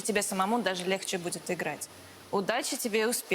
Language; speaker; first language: Russian; native; Russian